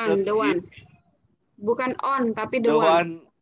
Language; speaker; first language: English; non-native, fluent; Indonesian